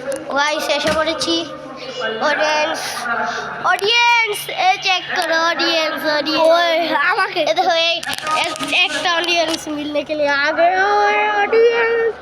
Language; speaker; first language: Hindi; non-native, learner; Bangla